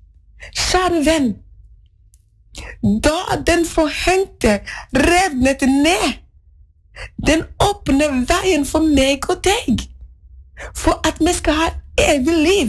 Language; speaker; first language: Norwegian; non-native, fluent; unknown